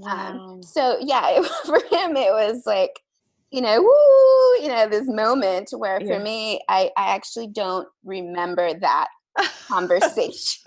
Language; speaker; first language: English; native; English